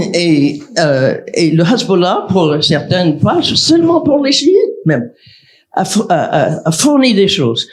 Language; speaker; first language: French; non-native, fluent; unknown